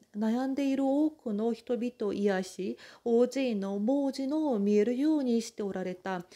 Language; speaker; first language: Japanese; non-native, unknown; Korean